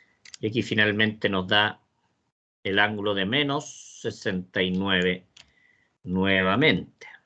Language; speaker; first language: Spanish; native; Spanish